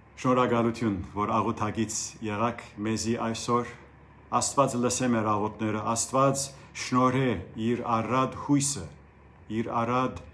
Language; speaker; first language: Armenian; early bilingual, heritage; Armenian